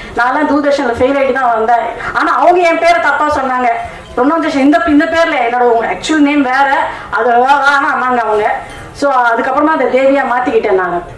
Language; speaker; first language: Tamil; non-native, local second language; Telugu